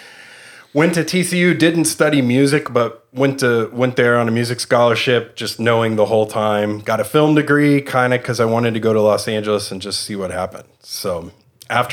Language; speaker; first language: English; native; English